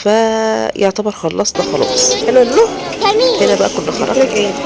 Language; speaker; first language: Arabic; native; Arabic